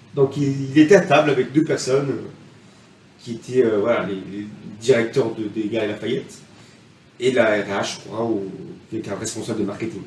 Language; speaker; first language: French; non-native, fluent; Spanish